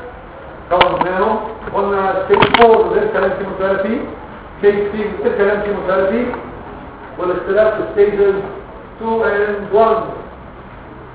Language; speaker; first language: Arabic; native; Arabic